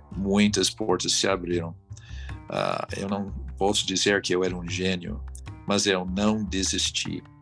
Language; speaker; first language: Portuguese; non-native, fluent; English